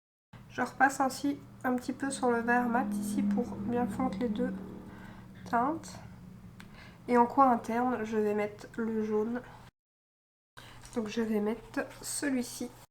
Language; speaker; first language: French; native; French